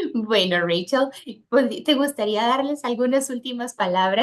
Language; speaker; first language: Spanish; native; Spanish